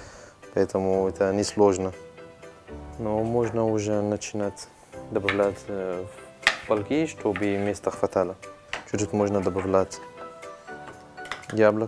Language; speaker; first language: Russian; non-native, learner; Arabic